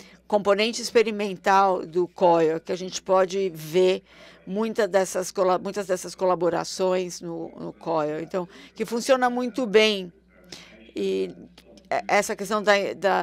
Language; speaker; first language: Portuguese; non-native, fluent; German